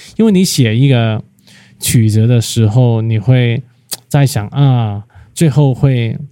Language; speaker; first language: Chinese; non-native, fluent; Cantonese